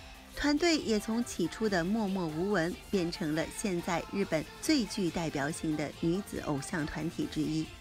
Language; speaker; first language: Chinese; native; Chinese